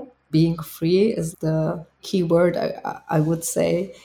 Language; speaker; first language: English; non-native, fluent; German